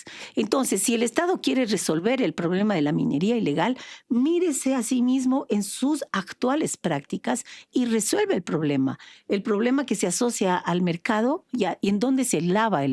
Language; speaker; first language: Spanish; native; Spanish